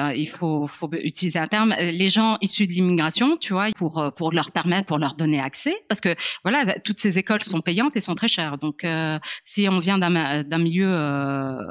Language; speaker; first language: French; non-native, local second language; Arabic